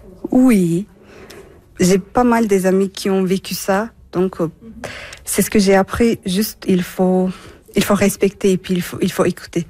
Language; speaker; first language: French; non-native, fluent; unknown